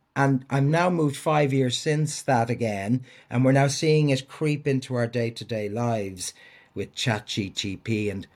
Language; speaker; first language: English; native; English